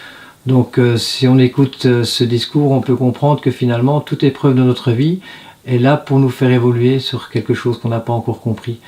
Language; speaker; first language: French; native; French